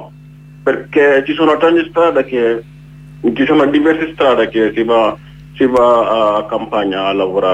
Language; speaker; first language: Italian; non-native, learner; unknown